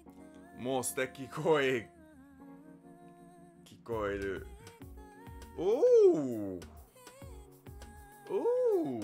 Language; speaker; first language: Japanese; non-native, learner; English